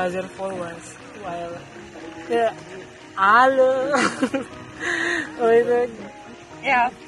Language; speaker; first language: German; non-native, learner; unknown